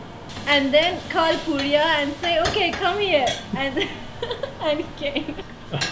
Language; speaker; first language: English; non-native, learner; Persian